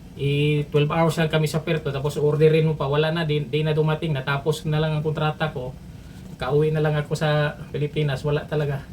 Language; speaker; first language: Filipino; non-native, local second language; Cebuano